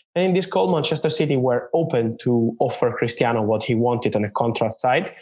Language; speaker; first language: English; non-native, fluent; Italian